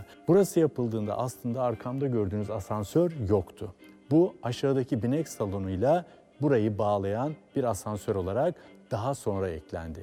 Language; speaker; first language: Turkish; native; Turkish